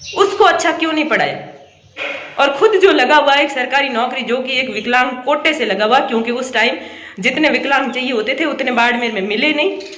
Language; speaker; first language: Hindi; native; Hindi